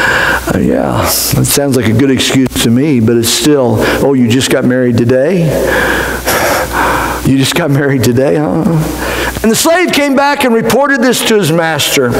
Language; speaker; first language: English; native; English